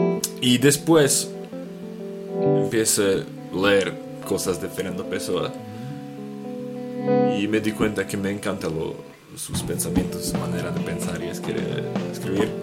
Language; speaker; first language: Spanish; non-native, fluent; Slovak